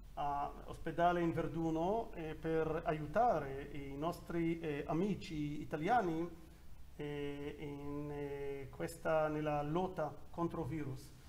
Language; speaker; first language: Italian; non-native, learner; Hebrew